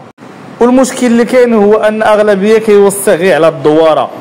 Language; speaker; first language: Arabic; native; Arabic